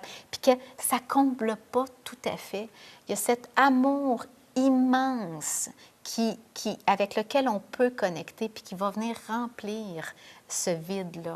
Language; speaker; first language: French; native; French